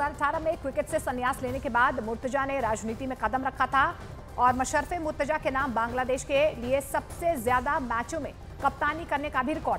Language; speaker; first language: Hindi; native; Hindi